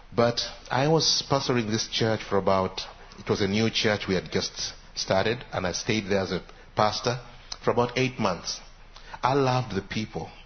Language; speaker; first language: English; non-native, local second language; Ganda